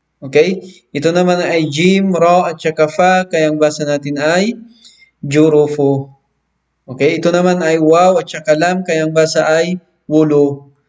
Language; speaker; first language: Filipino; non-native, local second language; Maranao